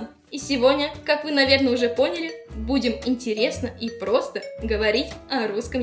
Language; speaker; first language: Russian; native; Russian